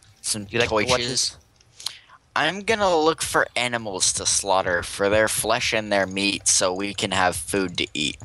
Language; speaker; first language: English; native; English